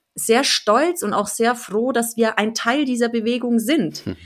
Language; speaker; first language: German; native; German